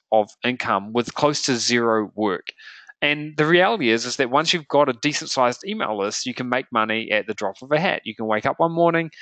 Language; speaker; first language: English; native; English